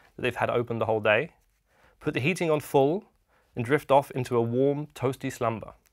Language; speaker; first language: English; native; English